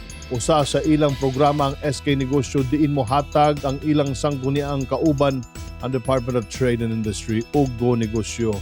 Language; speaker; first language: Cebuano; native; Cebuano